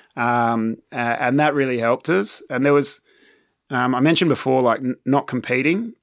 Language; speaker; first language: English; native; English